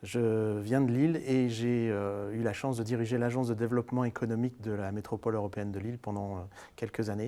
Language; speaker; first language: French; native; French